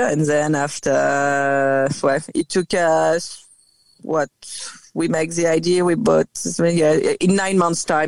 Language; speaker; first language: English; non-native, fluent; French